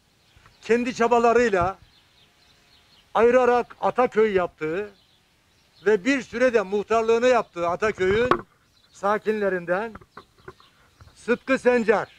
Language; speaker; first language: Turkish; native; Turkish